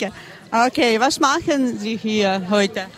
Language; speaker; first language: German; non-native, learner; Ukrainian